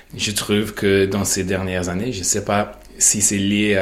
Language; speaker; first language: French; non-native, fluent; English